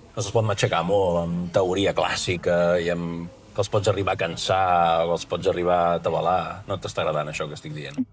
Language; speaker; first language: Catalan; native; Catalan